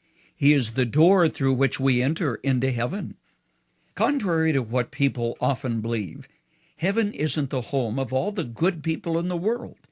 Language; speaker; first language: English; native; English